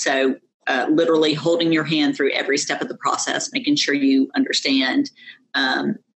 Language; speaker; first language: English; native; English